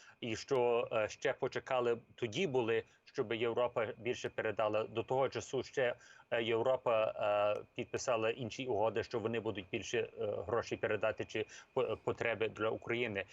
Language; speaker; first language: Ukrainian; early bilingual, heritage; Ukrainian